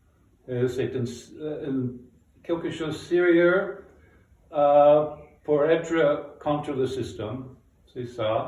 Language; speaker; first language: French; non-native, fluent; English